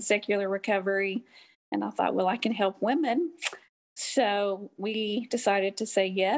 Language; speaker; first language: English; native; English